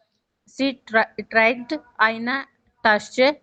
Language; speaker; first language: German; non-native, learner; Hindi